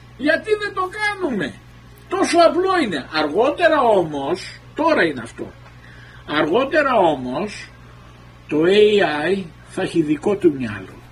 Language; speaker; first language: Greek; early bilingual, heritage; Greek